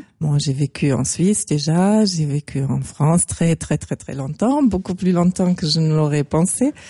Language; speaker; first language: French; non-native, fluent; German